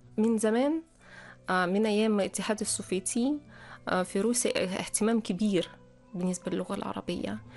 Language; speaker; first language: Arabic; non-native, fluent; Russian